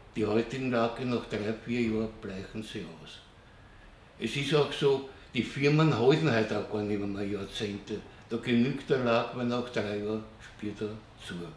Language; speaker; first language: German; native; German